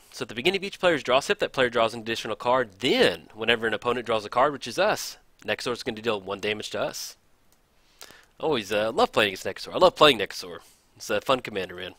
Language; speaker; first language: English; native; English